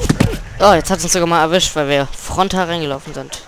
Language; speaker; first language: German; native; German